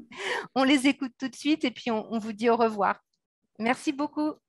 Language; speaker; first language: French; native; French